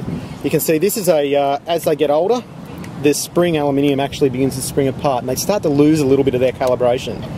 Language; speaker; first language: English; native; English